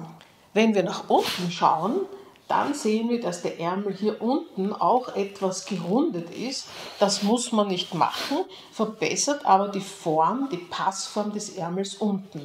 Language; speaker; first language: German; native; German